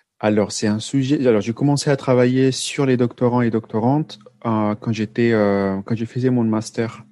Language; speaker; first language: French; non-native, fluent; Spanish